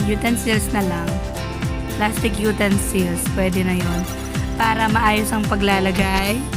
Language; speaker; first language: Filipino; non-native, local second language; Pampanga